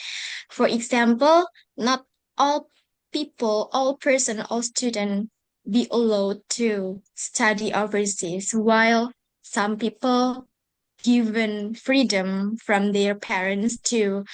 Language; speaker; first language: English; non-native, learner; Indonesian